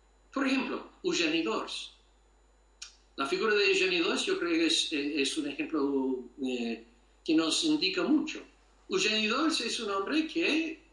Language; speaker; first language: Spanish; non-native, fluent; English